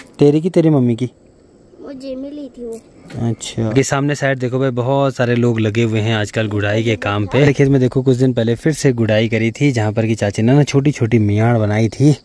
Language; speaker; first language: Hindi; non-native, local second language; Garhwali